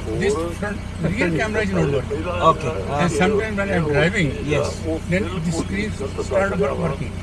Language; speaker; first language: English; non-native, learner; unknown